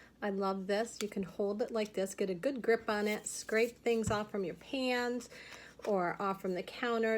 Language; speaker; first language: English; native; English